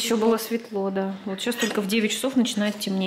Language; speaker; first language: Russian; native; Russian